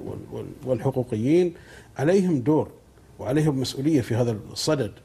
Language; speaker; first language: Arabic; native; Arabic